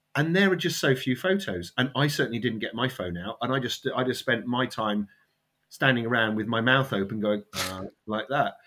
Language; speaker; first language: English; native; English